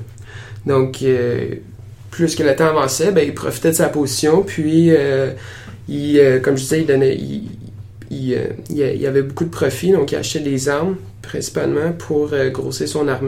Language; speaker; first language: French; native; French